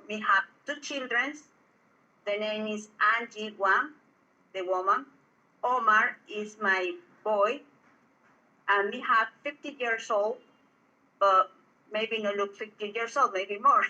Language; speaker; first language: English; non-native, learner; Spanish